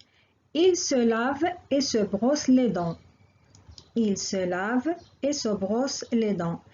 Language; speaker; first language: French; non-native, local second language; Arabic